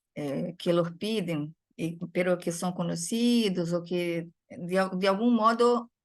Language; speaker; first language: Spanish; non-native, fluent; Portuguese